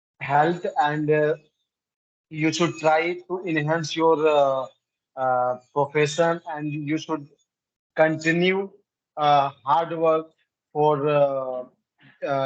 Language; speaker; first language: English; non-native, learner; Hindi